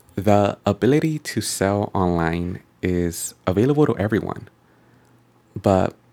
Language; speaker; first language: English; native; English